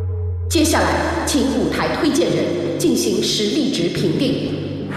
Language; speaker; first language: Chinese; native; Chinese